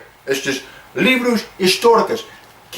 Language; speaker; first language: Portuguese; non-native, fluent; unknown